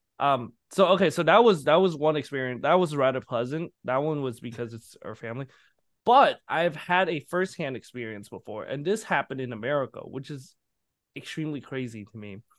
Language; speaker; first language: English; early bilingual, other home language; Vietnamese